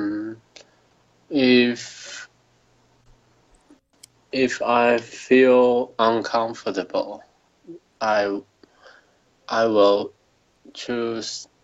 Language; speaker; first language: English; non-native, learner; Chinese